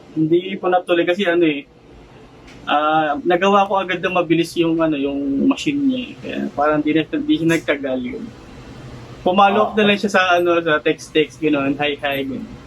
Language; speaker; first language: Filipino; native; Filipino